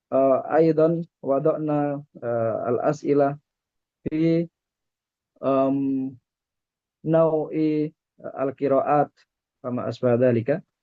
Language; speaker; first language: Arabic; non-native, fluent; Indonesian